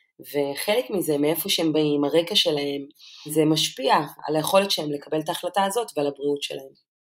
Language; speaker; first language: Hebrew; non-native, local second language; Arabic